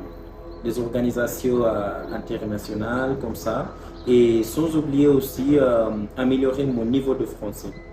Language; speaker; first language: French; non-native, fluent; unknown